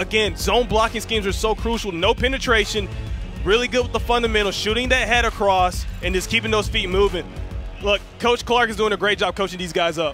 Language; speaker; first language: English; native; English